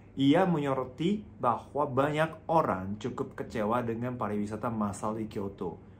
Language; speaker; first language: Indonesian; non-native, fluent; Japanese